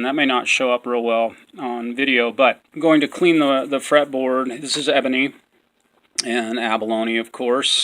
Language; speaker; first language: English; native; English